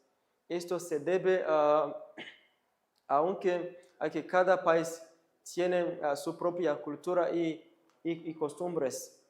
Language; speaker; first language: Spanish; non-native, fluent; Kinyarwanda